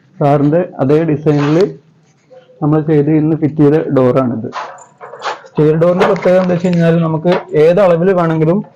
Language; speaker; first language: Malayalam; native; Malayalam